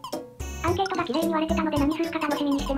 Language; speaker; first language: Japanese; native; Japanese